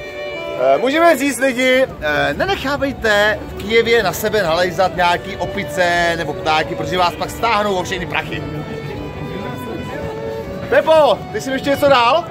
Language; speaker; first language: Czech; native; Czech